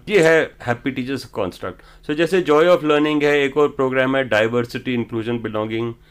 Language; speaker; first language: Hindi; native; Hindi